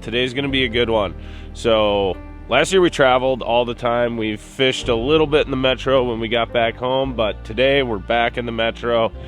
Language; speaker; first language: English; native; English